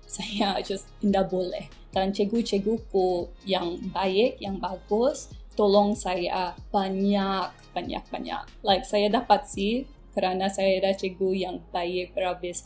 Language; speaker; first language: Malay; non-native, local second language; English